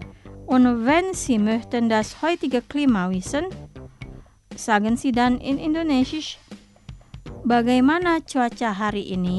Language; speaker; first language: German; non-native, fluent; Indonesian